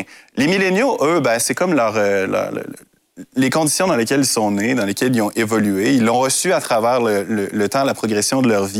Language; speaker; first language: French; native; French